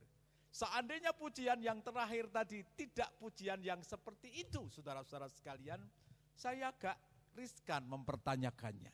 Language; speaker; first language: Indonesian; native; Indonesian